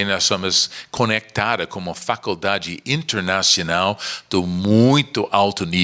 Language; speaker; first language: Portuguese; non-native, learner; English